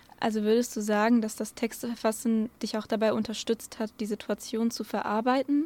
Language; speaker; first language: German; native; German